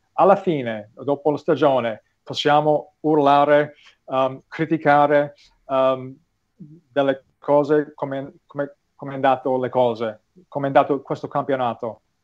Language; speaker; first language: Italian; non-native, fluent; English